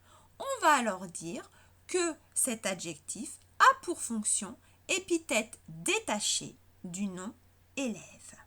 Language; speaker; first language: French; native; French